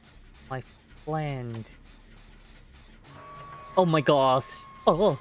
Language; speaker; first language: English; non-native, learner; Japanese